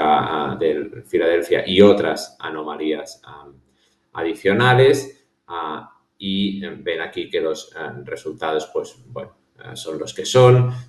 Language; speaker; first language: Spanish; native; Spanish